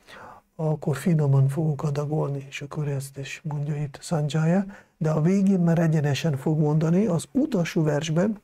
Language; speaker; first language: Hungarian; non-native, fluent; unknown